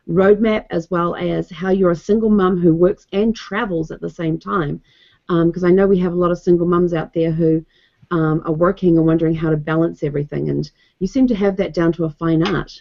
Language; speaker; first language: English; native; English